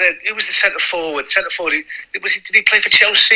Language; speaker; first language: English; non-native, local second language; Welsh